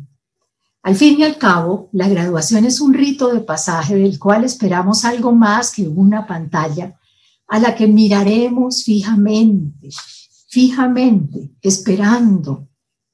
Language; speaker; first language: Spanish; native; Spanish